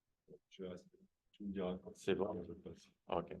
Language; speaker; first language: French; native; French